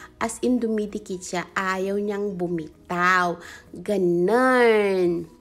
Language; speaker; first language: Filipino; non-native, local second language; Iloko